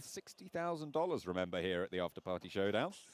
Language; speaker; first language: English; native; English